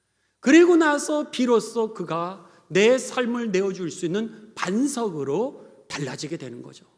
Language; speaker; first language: Korean; native; Korean